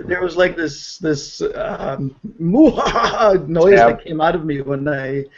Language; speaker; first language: English; native; English